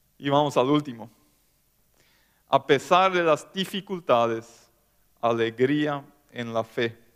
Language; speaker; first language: Spanish; non-native, local second language; German